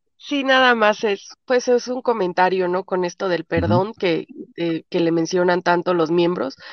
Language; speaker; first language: Spanish; native; Spanish